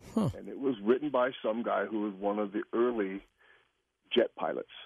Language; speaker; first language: English; native; English